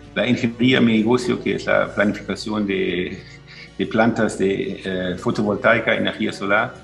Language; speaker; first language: Spanish; non-native, fluent; German